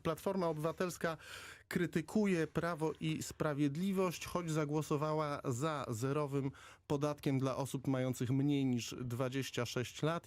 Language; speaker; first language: Polish; native; Polish